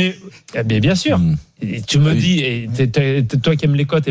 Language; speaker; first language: French; native; French